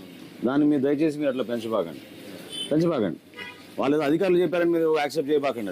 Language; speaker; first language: Telugu; native; Telugu